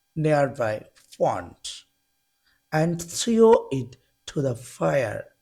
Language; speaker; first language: English; non-native, local second language; Bangla